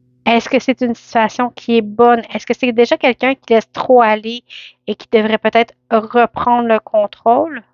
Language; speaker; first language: French; native; French